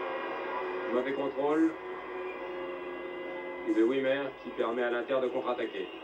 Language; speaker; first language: French; native; French